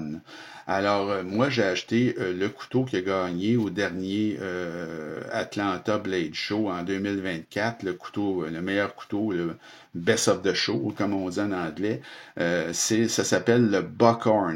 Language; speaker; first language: French; native; French